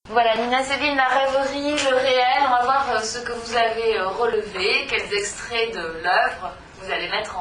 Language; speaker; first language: French; native; French